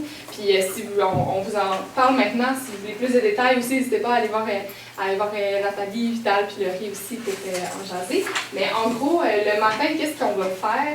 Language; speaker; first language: French; native; French